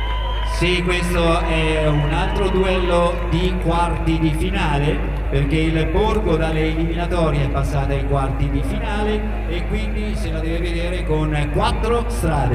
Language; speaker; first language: Italian; native; Italian